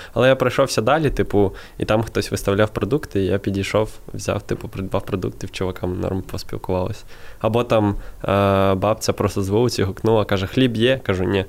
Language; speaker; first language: Ukrainian; non-native, local second language; Russian